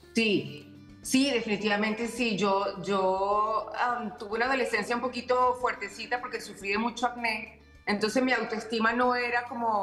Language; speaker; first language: Spanish; native; Spanish